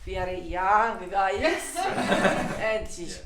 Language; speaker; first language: English; non-native, learner; Georgian